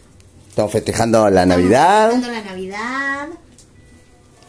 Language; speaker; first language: Spanish; native; Spanish